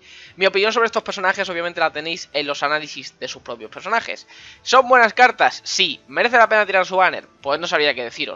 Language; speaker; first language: Spanish; native; Spanish